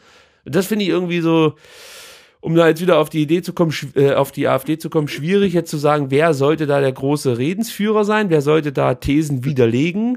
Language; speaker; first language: German; native; German